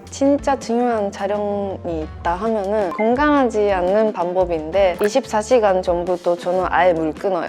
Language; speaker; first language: Korean; non-native, fluent; Japanese